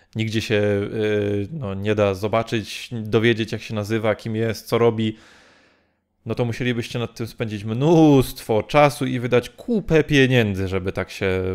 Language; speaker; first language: Polish; native; Polish